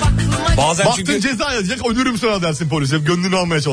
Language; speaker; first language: Turkish; native; Turkish